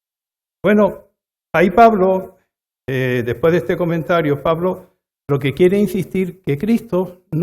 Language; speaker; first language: Spanish; native; Spanish